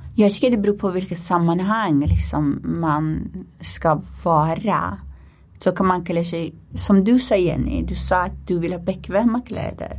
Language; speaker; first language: Swedish; non-native, fluent; Persian